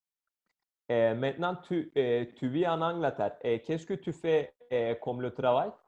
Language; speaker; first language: French; non-native, learner; Turkish